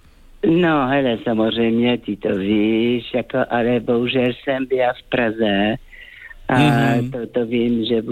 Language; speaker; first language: Czech; non-native, fluent; French